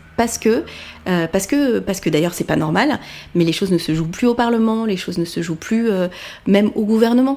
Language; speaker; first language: French; native; French